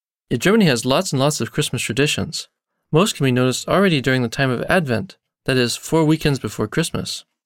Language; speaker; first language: English; native; English